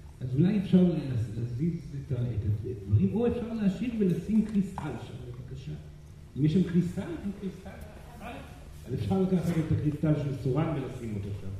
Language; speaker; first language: Hebrew; non-native, fluent; Portuguese